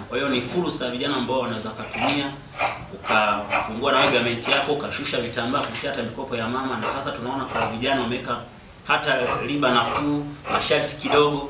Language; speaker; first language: Swahili; native; Swahili